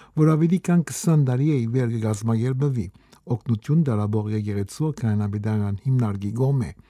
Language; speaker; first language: Armenian; native; Armenian